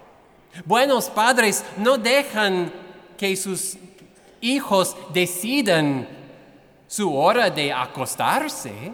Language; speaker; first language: Spanish; non-native, fluent; English